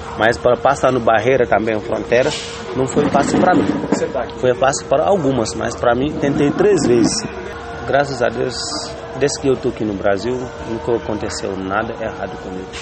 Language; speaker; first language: Portuguese; non-native, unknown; Wolof